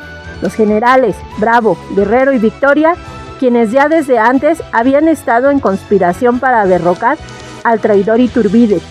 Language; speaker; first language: Spanish; native; Spanish